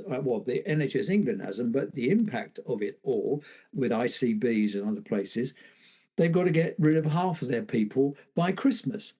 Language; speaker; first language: English; native; English